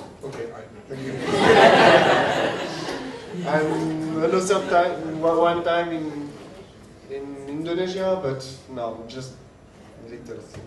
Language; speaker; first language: English; non-native, learner; French